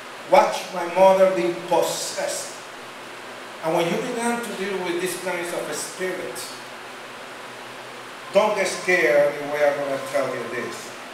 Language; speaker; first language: English; non-native, fluent; Spanish